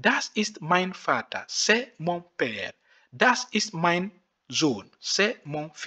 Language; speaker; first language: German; non-native, fluent; French